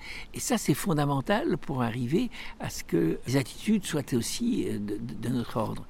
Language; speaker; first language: French; native; French